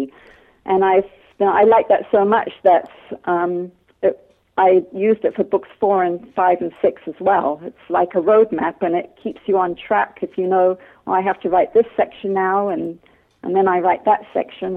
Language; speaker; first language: English; native; English